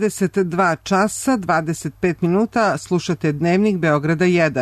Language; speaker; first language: Serbian; native; Serbian